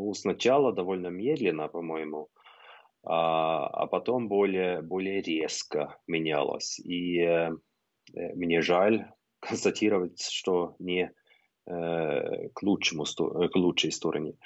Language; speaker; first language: Russian; non-native, fluent; Norwegian